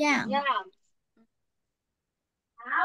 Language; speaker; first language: Chinese; non-native, learner; Vietnamese